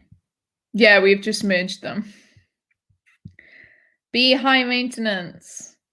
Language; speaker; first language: English; native; English